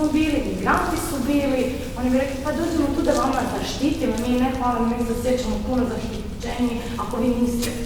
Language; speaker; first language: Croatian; non-native, fluent; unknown